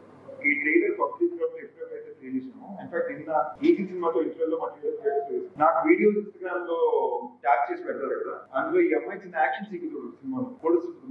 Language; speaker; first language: Telugu; native; Telugu